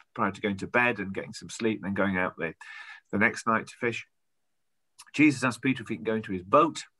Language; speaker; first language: English; native; English